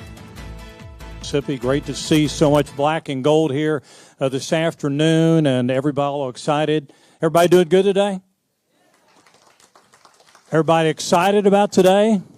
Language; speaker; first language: English; native; English